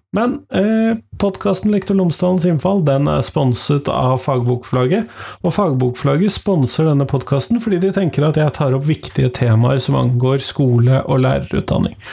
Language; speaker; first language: Norwegian; native; Norwegian